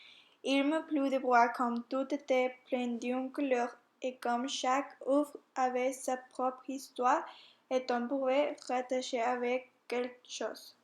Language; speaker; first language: French; non-native, learner; Spanish